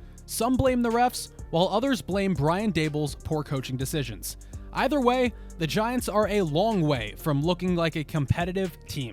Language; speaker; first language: English; native; English